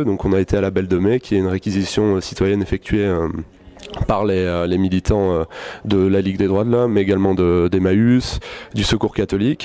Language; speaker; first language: French; native; French